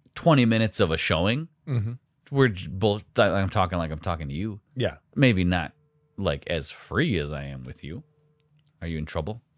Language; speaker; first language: English; native; English